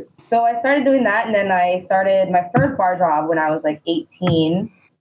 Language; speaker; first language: English; native; English